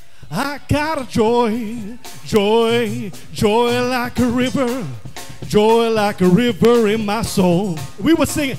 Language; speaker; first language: English; non-native, local second language; Spanish